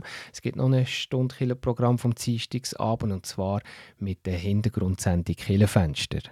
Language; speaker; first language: German; native; German